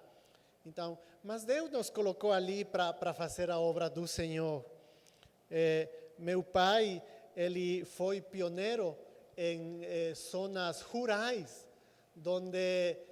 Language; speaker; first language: Portuguese; non-native, fluent; Spanish